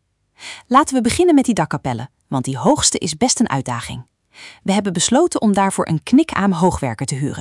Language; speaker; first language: Dutch; native; Dutch